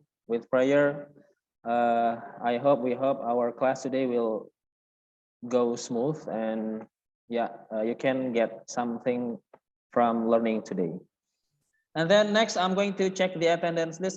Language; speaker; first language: English; non-native, fluent; Indonesian